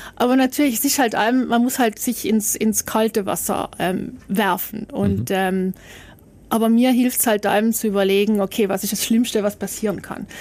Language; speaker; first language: German; native; German